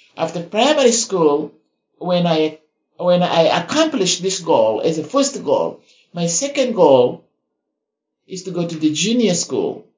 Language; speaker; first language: English; non-native, fluent; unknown